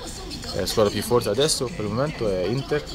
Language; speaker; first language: Italian; non-native, learner; Norwegian